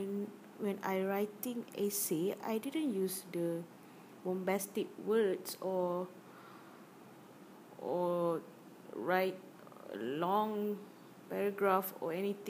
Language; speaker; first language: English; non-native, learner; Malay